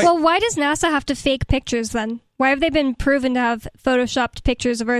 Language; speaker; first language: English; native; English